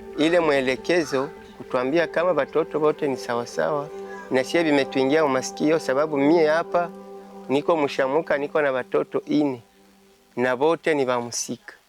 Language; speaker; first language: Swahili; non-native, local second language; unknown